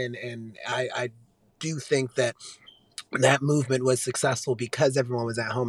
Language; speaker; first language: English; native; English